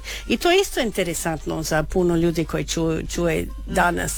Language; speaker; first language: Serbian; non-native, learner; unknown